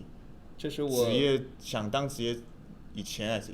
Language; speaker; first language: Chinese; early bilingual, heritage; English